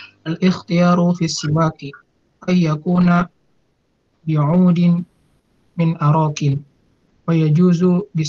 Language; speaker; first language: Arabic; non-native, learner; Indonesian